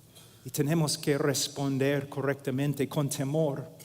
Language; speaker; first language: Spanish; non-native, fluent; English